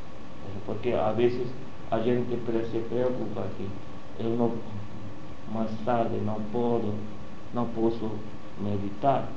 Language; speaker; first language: Portuguese; non-native, learner; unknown